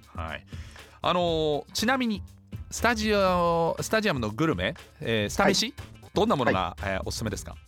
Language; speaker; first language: Japanese; non-native, fluent; German